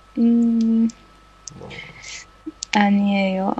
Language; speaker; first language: Korean; non-native, learner; Chinese